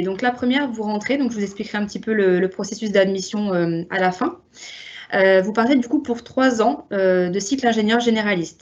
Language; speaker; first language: French; native; French